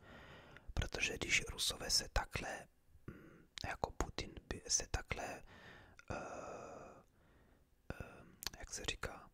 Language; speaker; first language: Czech; early bilingual, heritage; English